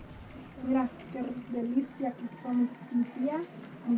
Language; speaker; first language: Spanish; native; Spanish